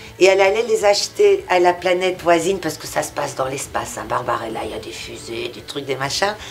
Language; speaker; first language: French; early bilingual, other home language; Portuguese